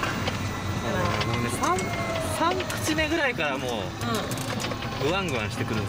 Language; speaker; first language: Japanese; native; Japanese